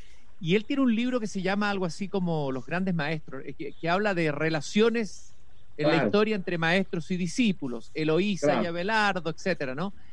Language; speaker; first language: Spanish; native; Spanish